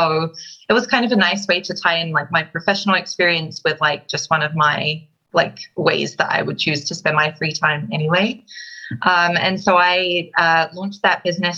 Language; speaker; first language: English; native; English